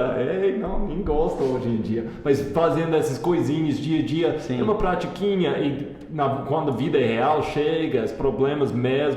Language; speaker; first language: Portuguese; non-native, fluent; English